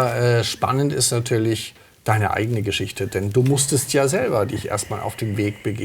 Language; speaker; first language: German; native; German